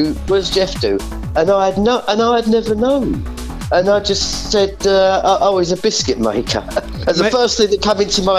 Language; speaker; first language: English; native; English